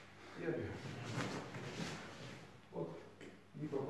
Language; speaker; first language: Russian; native; Russian